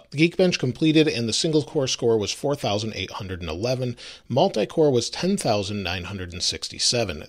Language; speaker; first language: English; native; English